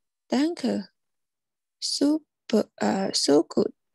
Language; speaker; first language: German; non-native, learner; Thai